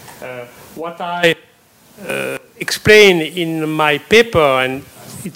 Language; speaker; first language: English; non-native, fluent; French